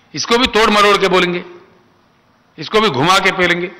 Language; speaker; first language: Hindi; non-native, local second language; Telugu